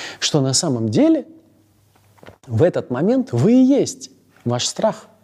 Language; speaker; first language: Russian; native; Russian